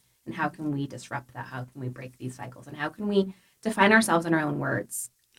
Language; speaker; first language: English; early bilingual, other home language; Spanish